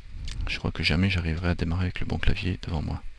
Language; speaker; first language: French; native; French